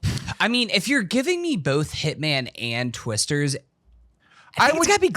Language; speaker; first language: English; native; English